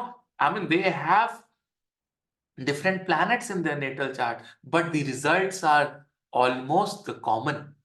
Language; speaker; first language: English; non-native, local second language; Hindi